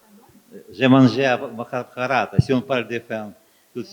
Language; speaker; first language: French; non-native, fluent; Ukrainian